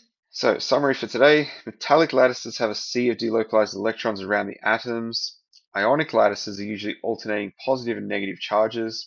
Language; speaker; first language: English; native; English